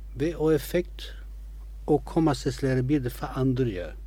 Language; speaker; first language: Turkish; non-native, fluent; Italian